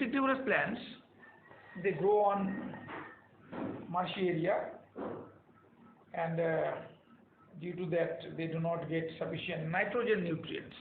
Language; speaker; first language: English; non-native, local second language; Bangla